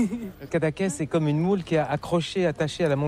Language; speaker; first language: French; native; French